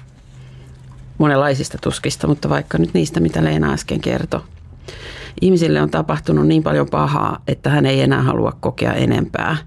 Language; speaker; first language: Finnish; native; Finnish